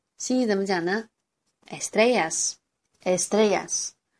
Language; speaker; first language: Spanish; non-native, fluent; Chinese